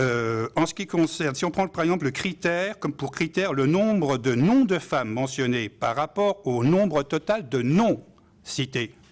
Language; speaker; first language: French; native; French